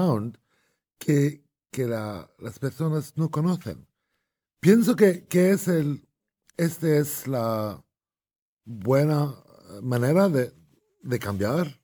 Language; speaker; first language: Spanish; non-native, fluent; Arabic